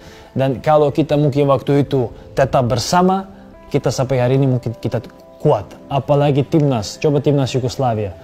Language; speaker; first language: Indonesian; non-native, fluent; Serbian